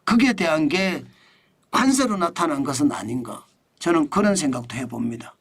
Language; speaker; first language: Korean; native; Korean